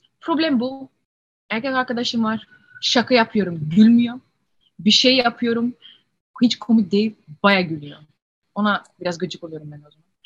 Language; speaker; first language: Turkish; early bilingual, heritage; Turkish